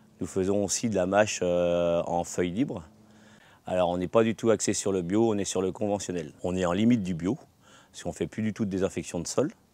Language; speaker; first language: French; native; French